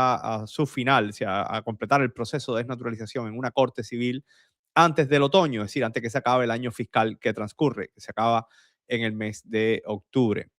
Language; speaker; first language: Spanish; native; Spanish